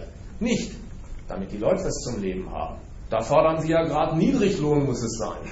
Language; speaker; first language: German; native; German